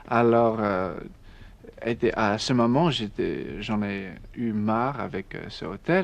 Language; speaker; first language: French; non-native, learner; English